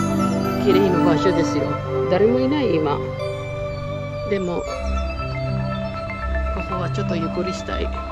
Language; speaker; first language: Japanese; non-native, learner; Filipino